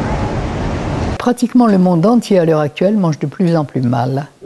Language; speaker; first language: French; native; French